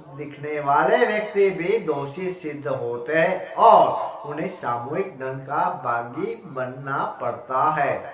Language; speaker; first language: Hindi; non-native, local second language; Gujarati